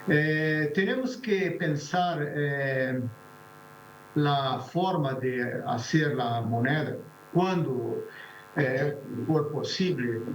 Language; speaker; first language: Spanish; non-native, fluent; Portuguese